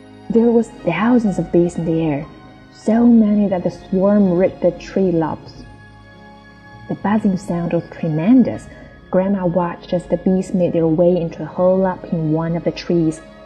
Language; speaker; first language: English; non-native, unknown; Chinese